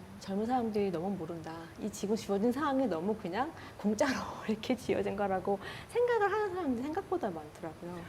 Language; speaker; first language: Korean; native; Korean